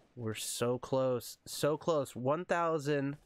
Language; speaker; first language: English; native; English